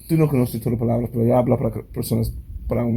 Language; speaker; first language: Spanish; non-native, learner; English